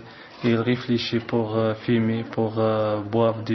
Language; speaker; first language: French; non-native, learner; Arabic